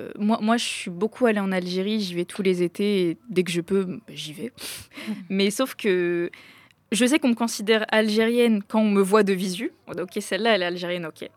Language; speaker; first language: French; early bilingual, other home language; Arabic